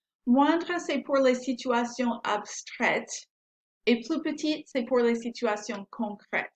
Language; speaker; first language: French; non-native, fluent; English